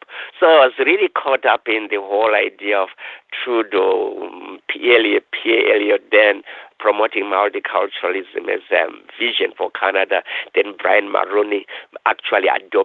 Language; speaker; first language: English; non-native, local second language; Shona